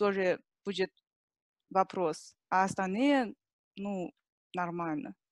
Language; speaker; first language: Russian; non-native, learner; Chinese